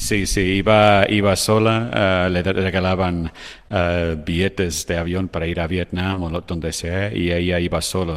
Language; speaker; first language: Spanish; non-native, fluent; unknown